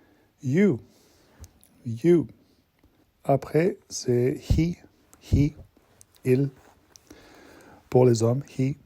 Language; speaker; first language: French; non-native, fluent; English